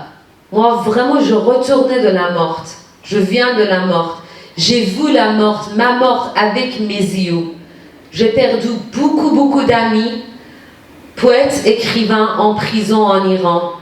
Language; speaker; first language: French; non-native, fluent; Persian